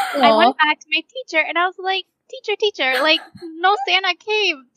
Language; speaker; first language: English; native; English